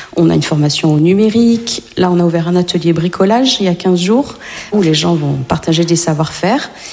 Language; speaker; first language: French; native; French